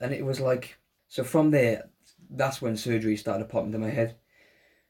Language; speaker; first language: English; native; English